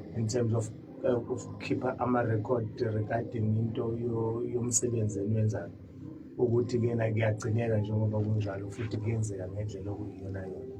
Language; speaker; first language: Zulu; native; Zulu